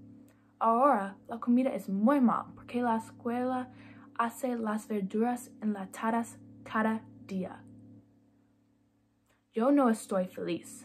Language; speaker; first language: Spanish; non-native, learner; English